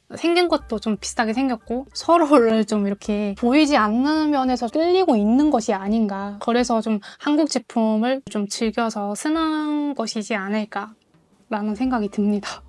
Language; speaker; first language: Korean; non-native, fluent; Mongolian